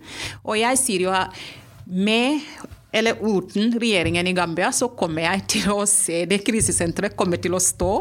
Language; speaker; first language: Norwegian; non-native, fluent; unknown